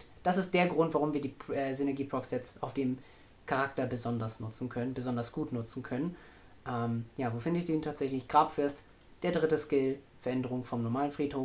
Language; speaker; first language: German; native; German